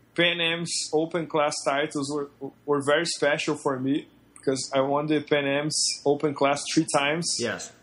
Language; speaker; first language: English; non-native, fluent; Portuguese